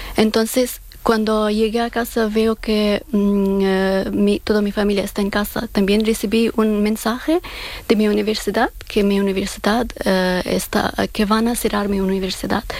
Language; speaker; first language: Spanish; non-native, learner; Persian